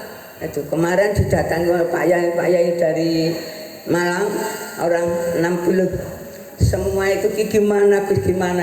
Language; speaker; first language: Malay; non-native, local second language; Javanese